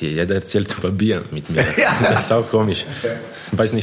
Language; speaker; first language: German; non-native, fluent; Croatian